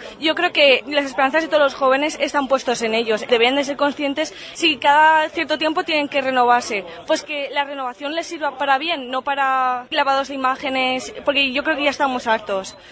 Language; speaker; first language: Spanish; native; Spanish